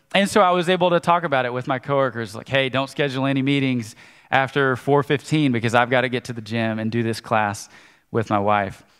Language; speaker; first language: English; native; English